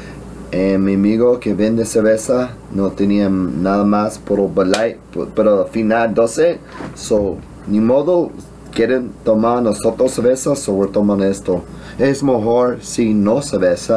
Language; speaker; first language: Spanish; early bilingual, heritage; English